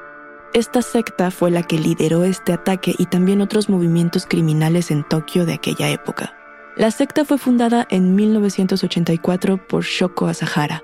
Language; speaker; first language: Spanish; native; Spanish